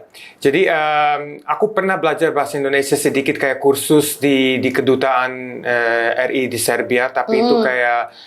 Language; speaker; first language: Indonesian; non-native, fluent; Serbian